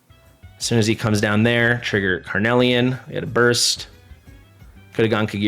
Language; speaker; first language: English; native; English